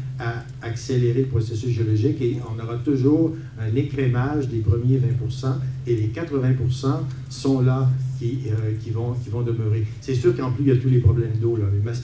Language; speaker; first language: French; native; French